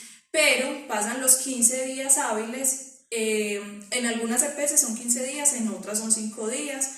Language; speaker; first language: Spanish; native; Spanish